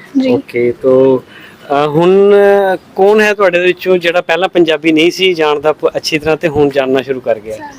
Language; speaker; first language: Punjabi; native; Punjabi